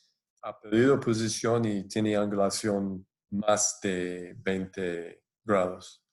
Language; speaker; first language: Spanish; non-native, fluent; English